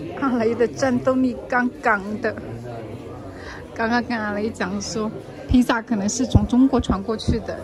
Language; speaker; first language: Chinese; native; Chinese